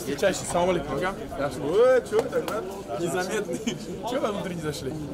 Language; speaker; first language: Russian; non-native, local second language; Uzbek